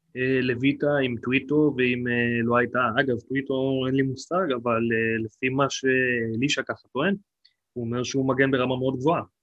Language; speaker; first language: Hebrew; native; Hebrew